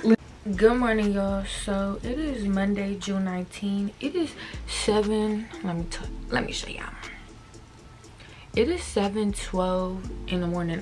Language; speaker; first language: English; native; English